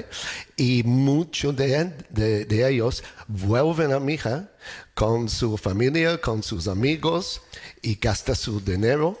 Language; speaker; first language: Spanish; non-native, learner; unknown